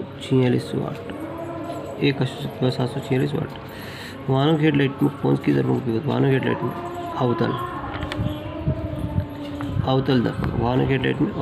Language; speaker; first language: Hindi; native; Hindi